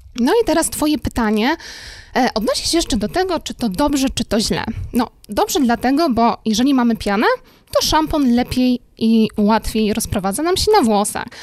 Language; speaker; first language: Polish; native; Polish